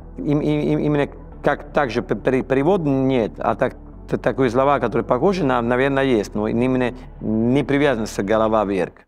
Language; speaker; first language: Russian; non-native, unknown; Italian